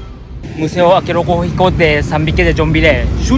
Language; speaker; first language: Japanese; native; Japanese